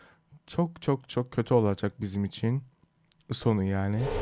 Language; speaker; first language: Turkish; early bilingual, heritage; Turkish